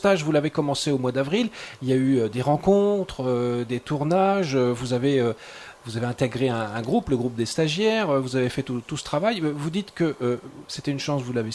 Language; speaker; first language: French; native; French